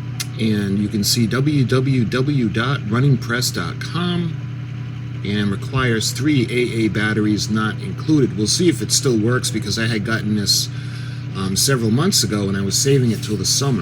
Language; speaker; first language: English; native; English